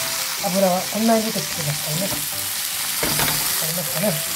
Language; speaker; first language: Japanese; native; Japanese